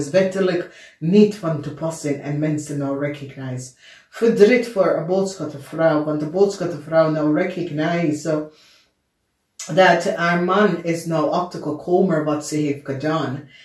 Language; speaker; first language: Dutch; non-native, fluent; English